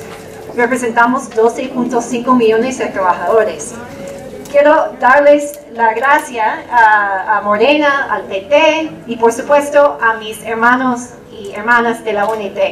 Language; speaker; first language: Spanish; non-native, fluent; English